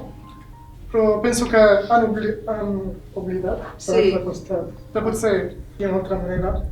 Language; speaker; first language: Catalan; non-native, learner; Arabic